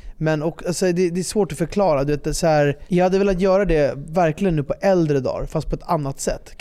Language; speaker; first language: Swedish; early bilingual, other home language; Persian